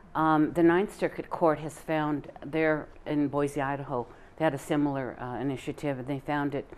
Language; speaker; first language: English; native; English